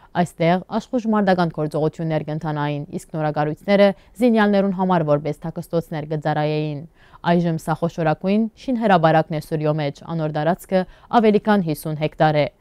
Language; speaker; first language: Armenian; early bilingual, heritage; Armenian